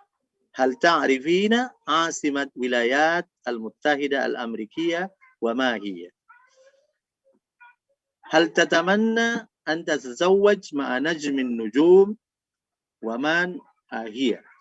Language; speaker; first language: Arabic; non-native, fluent; Indonesian